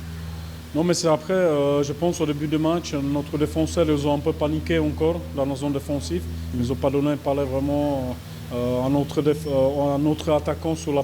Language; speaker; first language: French; non-native, fluent; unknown